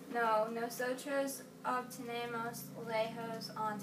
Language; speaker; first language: Spanish; non-native, learner; English